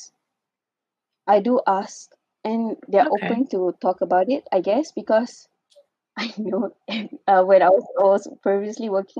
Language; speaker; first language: English; non-native, local second language; Malay